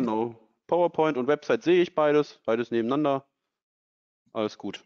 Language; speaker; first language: German; native; German